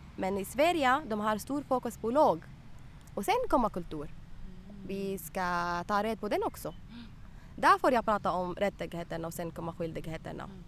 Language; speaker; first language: Swedish; non-native, learner; Arabic